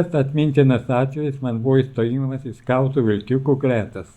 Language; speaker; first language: Lithuanian; native; Lithuanian